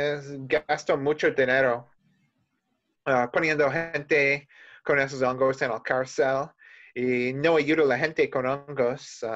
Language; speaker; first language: Spanish; non-native, learner; English